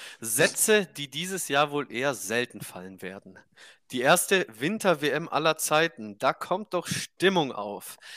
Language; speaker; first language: German; native; German